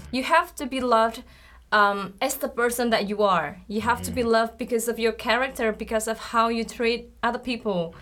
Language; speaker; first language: English; non-native, learner; Indonesian